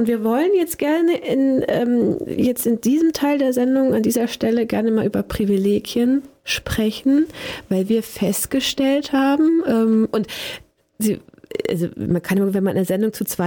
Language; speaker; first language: German; native; German